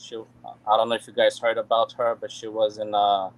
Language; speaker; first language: English; non-native, fluent; Portuguese